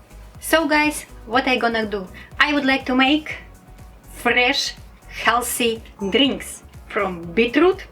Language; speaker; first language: English; non-native, learner; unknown